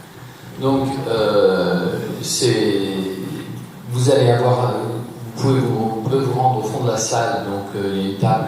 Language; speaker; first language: French; native; French